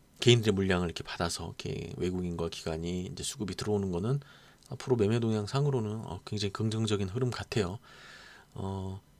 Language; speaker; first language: Korean; native; Korean